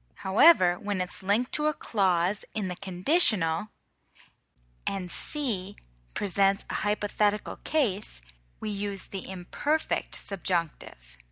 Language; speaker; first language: English; native; English